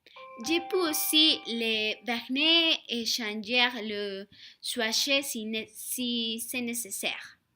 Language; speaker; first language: French; non-native, learner; Spanish